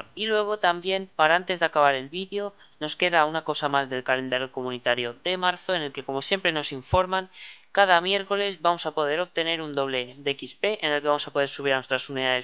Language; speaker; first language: Spanish; native; Spanish